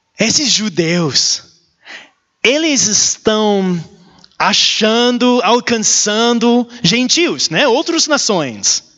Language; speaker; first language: Portuguese; non-native, learner; English